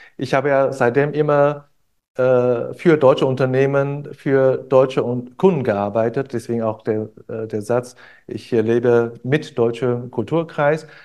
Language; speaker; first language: German; non-native, fluent; Chinese